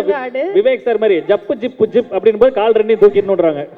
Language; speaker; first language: Tamil; native; Tamil